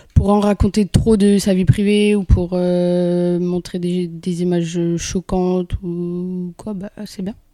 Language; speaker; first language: French; early bilingual, other home language; Kabyle